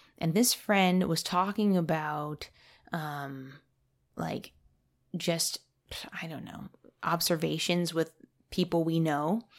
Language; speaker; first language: English; native; English